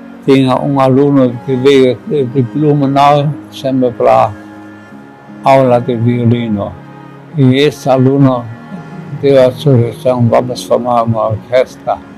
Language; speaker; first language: Portuguese; non-native, fluent; German